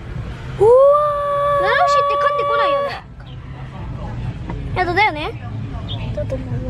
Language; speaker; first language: Japanese; early bilingual, other home language; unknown